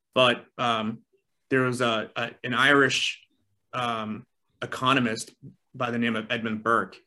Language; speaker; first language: English; native; English